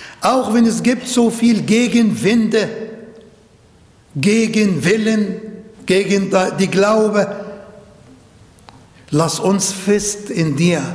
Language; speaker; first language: German; non-native, learner; Arabic